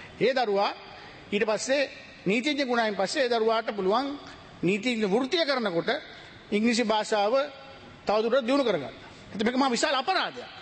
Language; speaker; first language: Sinhala; native; Sinhala